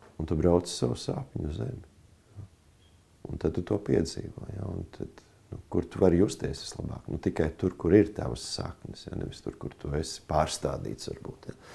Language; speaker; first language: Latvian; native; Latvian